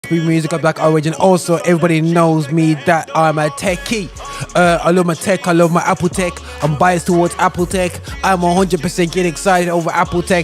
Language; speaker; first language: English; native; English